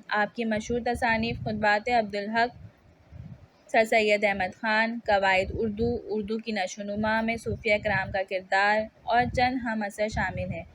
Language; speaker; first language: Urdu; native; Urdu